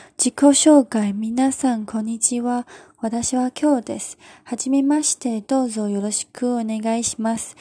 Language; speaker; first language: Japanese; non-native, learner; Chinese